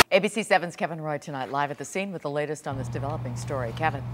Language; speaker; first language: English; native; English